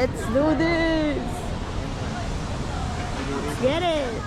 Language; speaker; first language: English; non-native, local second language; Filipino